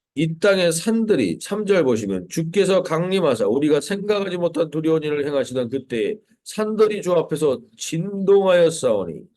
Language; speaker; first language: Korean; native; Korean